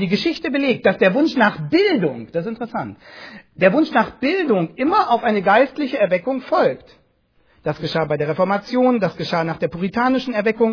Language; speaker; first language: German; native; German